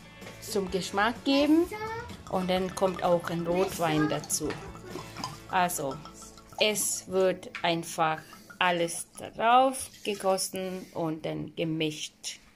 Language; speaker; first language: German; non-native, fluent; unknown